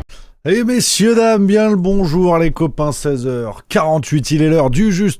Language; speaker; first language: French; native; French